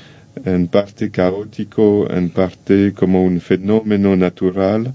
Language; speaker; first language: Spanish; non-native, learner; French